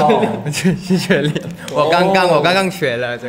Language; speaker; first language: Chinese; non-native, learner; Thai